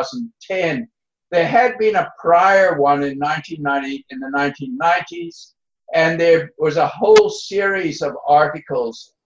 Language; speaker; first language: English; native; English